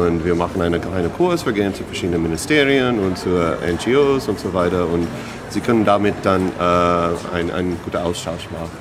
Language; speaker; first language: German; non-native, fluent; English